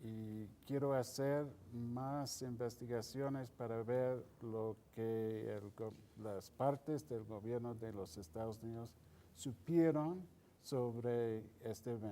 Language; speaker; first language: Spanish; non-native, fluent; English